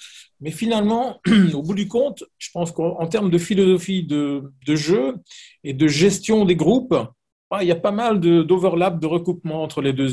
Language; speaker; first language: French; native; French